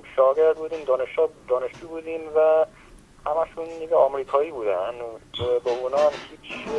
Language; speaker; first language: Persian; early bilingual, heritage; Persian